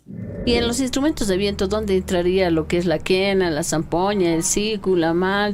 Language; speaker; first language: Spanish; native; Spanish